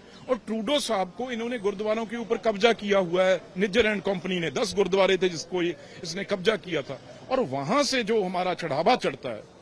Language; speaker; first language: Hindi; non-native, local second language; Punjabi